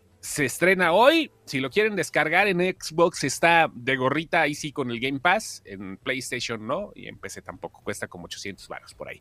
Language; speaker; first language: Spanish; native; Spanish